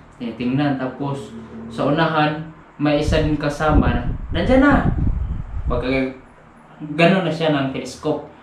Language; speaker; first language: Filipino; non-native, local second language; Cebuano